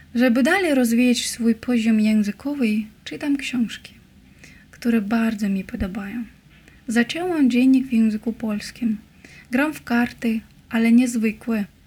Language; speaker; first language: Polish; non-native, learner; Russian